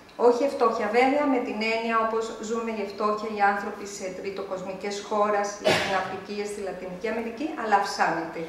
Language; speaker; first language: Greek; non-native, fluent; Spanish